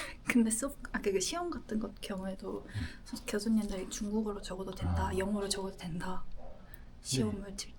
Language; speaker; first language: Korean; non-native, fluent; Japanese